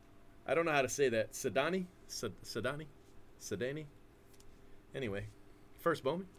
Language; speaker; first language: English; native; English